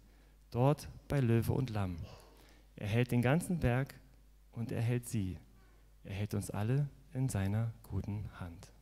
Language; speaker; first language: German; native; German